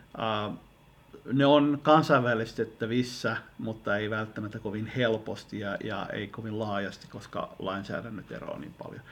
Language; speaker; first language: Finnish; native; Finnish